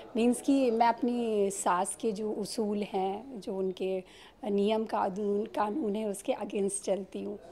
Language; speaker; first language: Hindi; native; Hindi